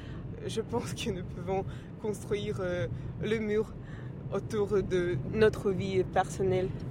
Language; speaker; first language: French; non-native, fluent; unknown